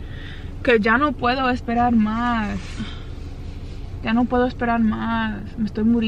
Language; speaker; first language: Spanish; early bilingual, heritage; Spanish